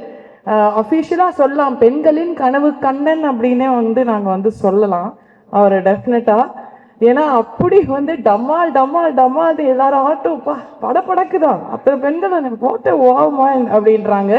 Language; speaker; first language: Tamil; native; Tamil